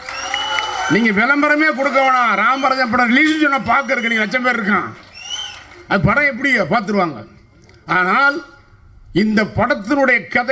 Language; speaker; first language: Tamil; native; Tamil